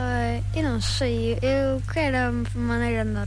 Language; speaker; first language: Portuguese; early bilingual, other home language; Spanish